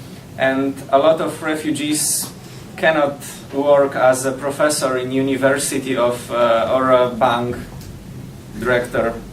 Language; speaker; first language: English; non-native, learner; Polish